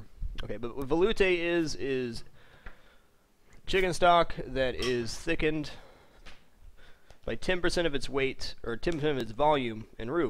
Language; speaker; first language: English; native; English